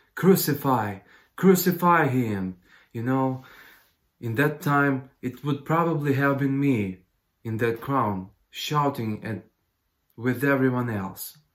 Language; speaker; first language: English; non-native, fluent; Ukrainian